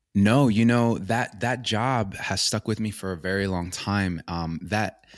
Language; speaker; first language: English; native; English